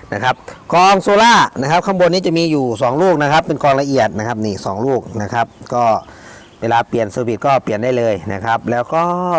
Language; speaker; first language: Thai; non-native, local second language; Northeastern Thai